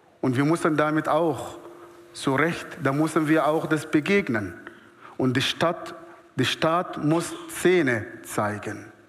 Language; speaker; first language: German; non-native, fluent; Arabic